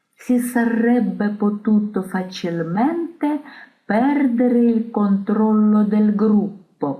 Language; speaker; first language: Italian; non-native, fluent; Ukrainian